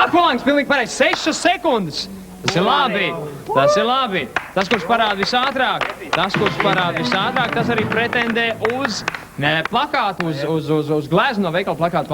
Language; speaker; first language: Latvian; native; Latvian